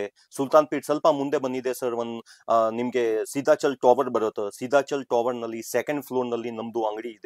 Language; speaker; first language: Kannada; non-native, local second language; Telugu